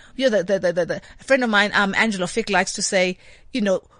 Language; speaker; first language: English; non-native, local second language; Xhosa